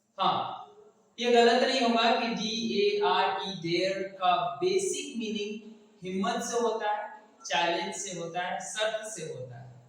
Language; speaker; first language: Hindi; native; Hindi